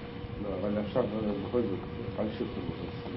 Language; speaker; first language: Hebrew; non-native, fluent; Russian